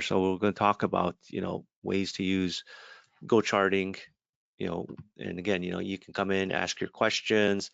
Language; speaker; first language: English; native; English